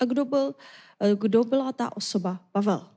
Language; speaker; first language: Czech; non-native, fluent; Korean